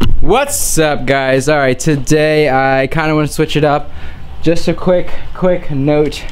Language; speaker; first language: English; native; English